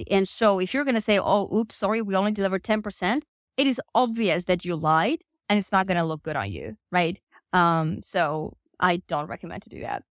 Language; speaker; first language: English; non-native, fluent; Finnish